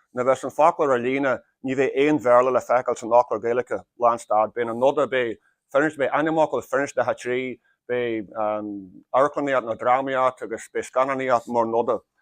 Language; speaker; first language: Irish; native; Irish